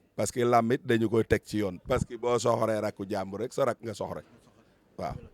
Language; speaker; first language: Wolof; native; Wolof